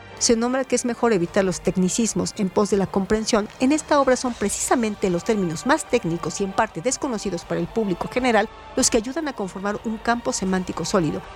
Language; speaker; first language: Spanish; native; Spanish